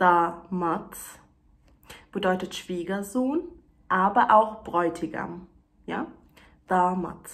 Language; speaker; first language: German; early bilingual, other home language; Turkish